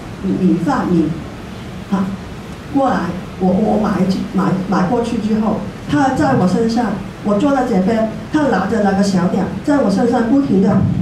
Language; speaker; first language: Chinese; non-native, local second language; Cantonese